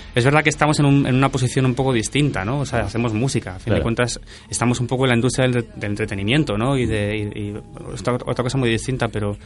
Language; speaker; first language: Spanish; native; Spanish